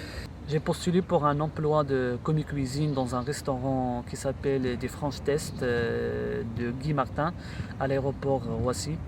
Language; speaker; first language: French; non-native, local second language; Arabic